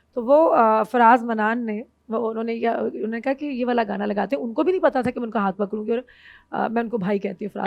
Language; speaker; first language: Urdu; non-native, local second language; Punjabi